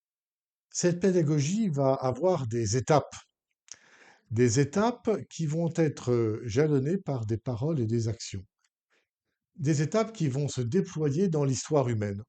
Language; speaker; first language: French; native; French